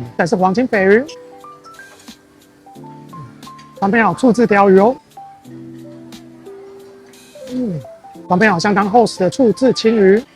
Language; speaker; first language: Chinese; native; Chinese